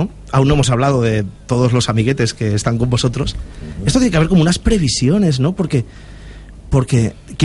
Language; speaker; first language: Spanish; native; Spanish